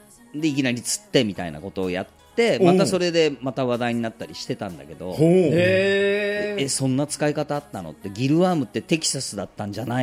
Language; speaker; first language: Japanese; native; Japanese